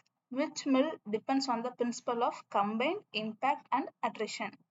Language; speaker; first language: English; non-native, local second language; Tamil